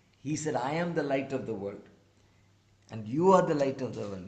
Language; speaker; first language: English; non-native, local second language; Tamil